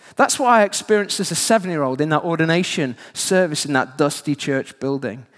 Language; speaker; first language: English; native; English